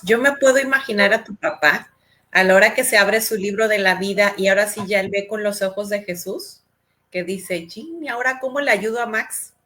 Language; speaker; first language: Spanish; native; Spanish